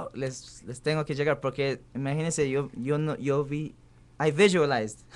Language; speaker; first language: Spanish; early bilingual, heritage; Spanish